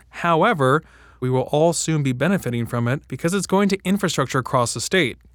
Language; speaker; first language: English; native; English